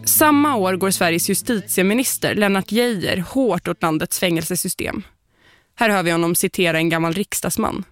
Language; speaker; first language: Swedish; native; Swedish